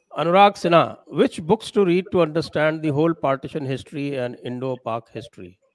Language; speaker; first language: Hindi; native; Hindi